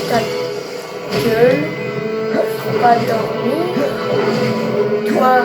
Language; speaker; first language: French; native; French